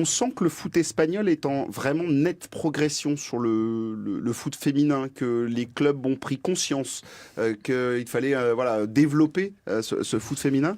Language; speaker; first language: French; native; French